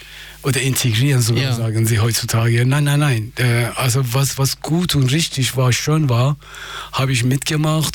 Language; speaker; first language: German; non-native, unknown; Persian